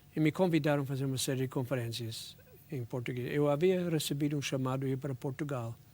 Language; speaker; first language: Portuguese; non-native, fluent; English